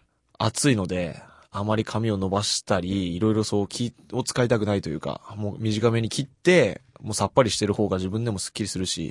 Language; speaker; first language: Japanese; native; Japanese